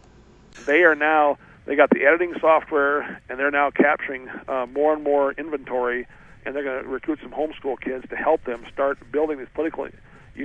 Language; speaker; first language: English; native; English